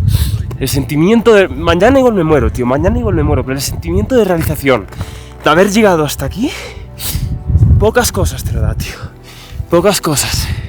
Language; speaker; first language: Spanish; native; Spanish